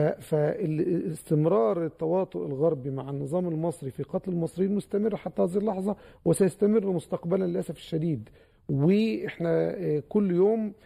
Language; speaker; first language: Arabic; native; Arabic